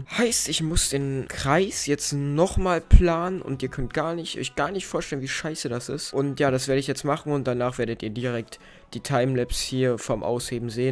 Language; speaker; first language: German; native; German